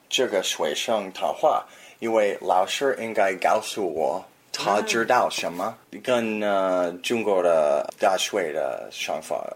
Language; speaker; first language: Chinese; non-native, learner; English